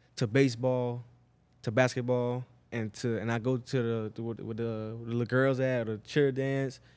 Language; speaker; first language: English; native; English